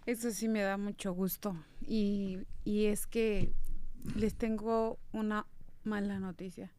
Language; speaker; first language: Spanish; native; Spanish